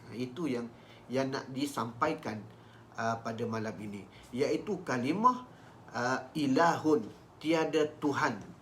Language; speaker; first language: Malay; native; Malay